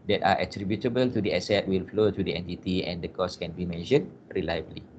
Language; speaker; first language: English; non-native, local second language; Malay